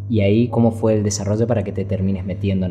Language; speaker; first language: Spanish; native; Spanish